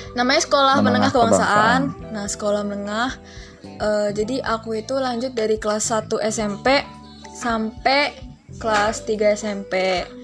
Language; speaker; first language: Indonesian; early bilingual, heritage; Malay